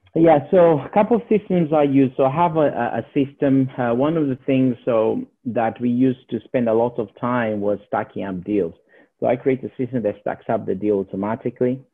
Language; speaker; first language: English; non-native, learner; Portuguese